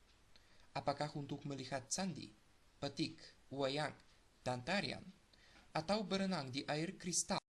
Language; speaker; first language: Indonesian; non-native, learner; Bulgarian